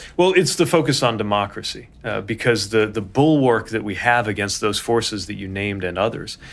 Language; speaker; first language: English; native; English